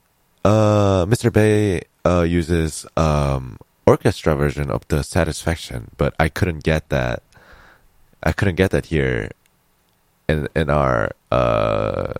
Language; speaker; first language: English; non-native, fluent; Korean